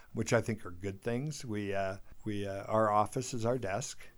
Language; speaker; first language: English; native; English